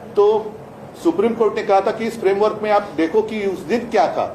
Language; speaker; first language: Hindi; non-native, local second language; Marathi